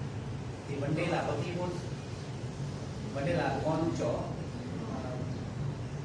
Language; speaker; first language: Vietnamese; non-native, learner; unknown